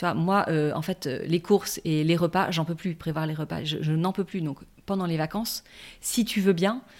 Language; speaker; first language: French; native; French